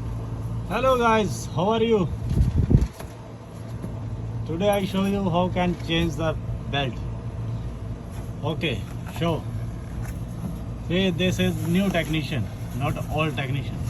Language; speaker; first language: English; non-native, learner; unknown